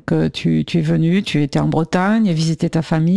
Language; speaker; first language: French; native; French